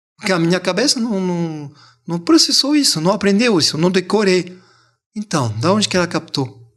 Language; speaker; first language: Portuguese; non-native, fluent; French